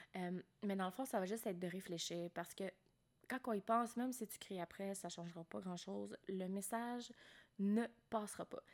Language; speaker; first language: French; native; French